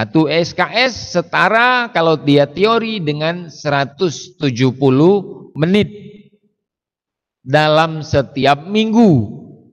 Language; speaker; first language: Indonesian; native; Indonesian